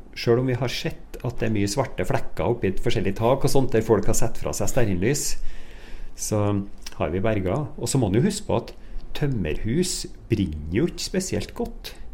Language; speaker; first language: Norwegian; native; Norwegian